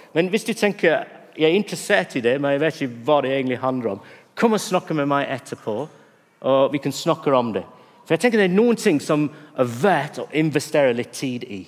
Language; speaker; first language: Norwegian; non-native, fluent; English